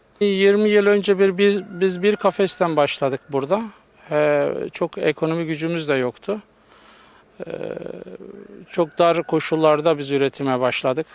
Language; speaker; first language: Turkish; native; Turkish